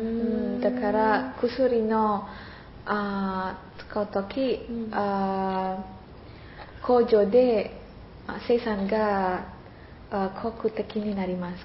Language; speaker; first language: Japanese; non-native, learner; Indonesian